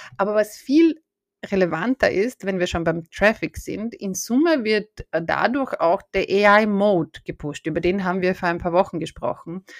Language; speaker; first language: German; native; German